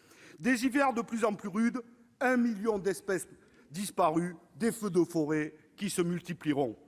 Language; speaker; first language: French; native; French